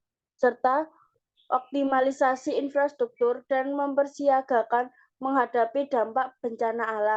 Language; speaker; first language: Indonesian; native; Indonesian